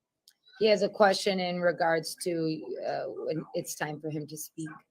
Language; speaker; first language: English; non-native, local second language; Spanish